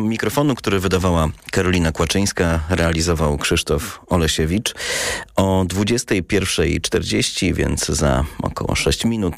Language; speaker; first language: Polish; native; Polish